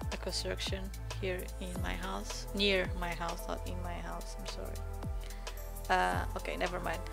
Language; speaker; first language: English; non-native, fluent; Portuguese